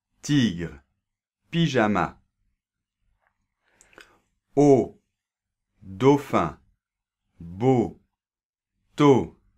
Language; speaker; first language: French; native; French